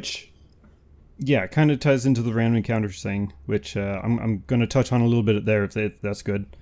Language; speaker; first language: English; native; English